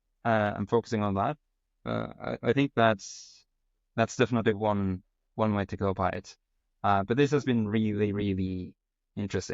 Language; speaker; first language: English; non-native, fluent; Norwegian